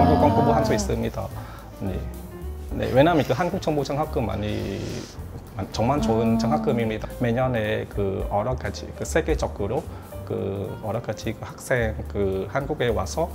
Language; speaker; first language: Korean; non-native, learner; Vietnamese